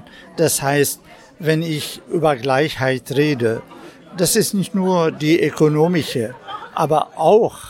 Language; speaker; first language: German; non-native, fluent; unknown